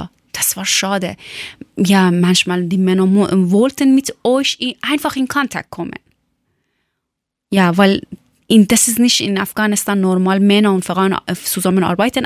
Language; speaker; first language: German; non-native, learner; Persian